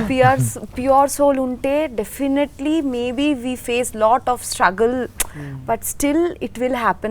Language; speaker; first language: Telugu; non-native, learner; Bangla